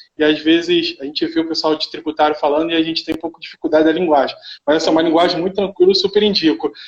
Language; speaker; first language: Portuguese; native; Portuguese